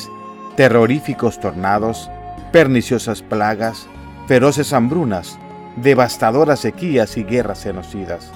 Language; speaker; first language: Spanish; native; Spanish